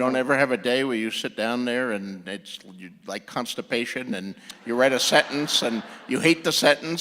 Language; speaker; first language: English; native; English